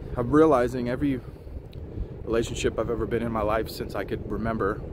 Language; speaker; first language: English; native; English